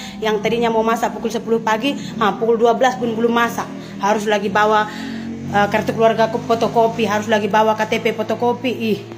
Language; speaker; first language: Indonesian; native; Indonesian